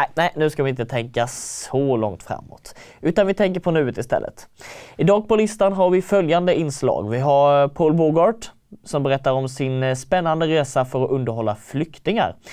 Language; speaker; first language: Swedish; native; Swedish